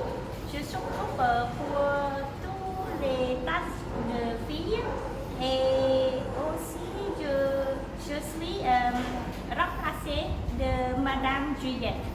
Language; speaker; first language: French; non-native, learner; Khmer